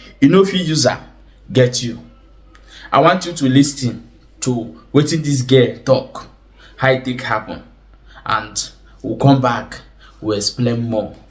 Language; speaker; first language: Nigerian Pidgin; non-native, local second language; Igbo